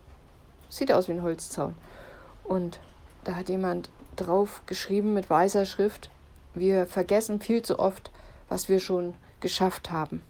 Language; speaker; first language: German; native; German